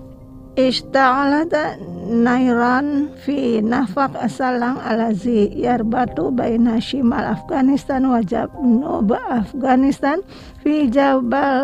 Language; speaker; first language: Arabic; non-native, fluent; Indonesian